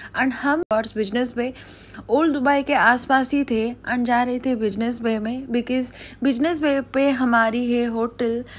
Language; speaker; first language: Hindi; native; Hindi